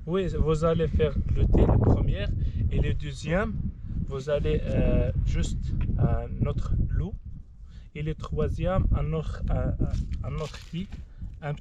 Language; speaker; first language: French; non-native, learner; Arabic